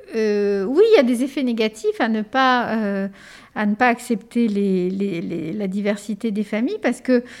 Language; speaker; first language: French; early bilingual, other home language; Spanish